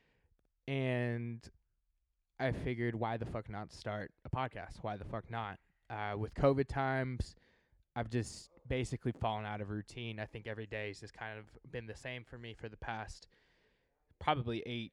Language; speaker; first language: English; native; English